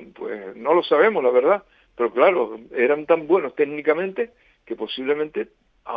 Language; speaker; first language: Spanish; native; Spanish